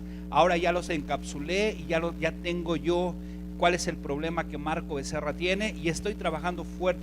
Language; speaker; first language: Spanish; native; Spanish